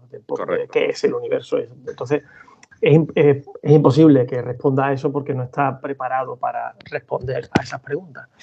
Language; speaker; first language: Spanish; native; Spanish